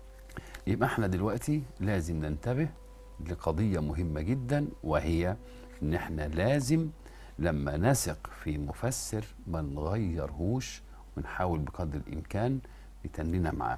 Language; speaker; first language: Arabic; native; Arabic